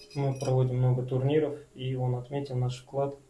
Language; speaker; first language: Russian; non-native, local second language; Kazakh